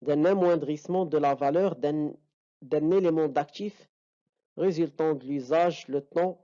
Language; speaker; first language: French; non-native, local second language; Arabic